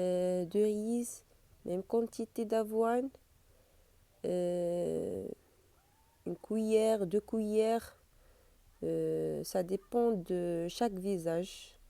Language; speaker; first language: French; non-native, learner; Arabic